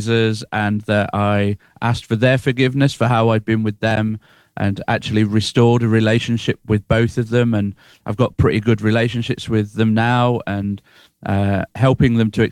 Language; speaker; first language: English; native; English